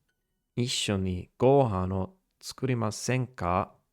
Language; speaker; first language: Japanese; non-native, learner; English